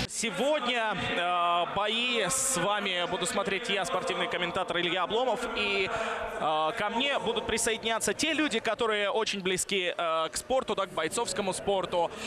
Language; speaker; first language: Russian; native; Russian